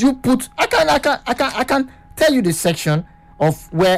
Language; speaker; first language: English; non-native, local second language; Yoruba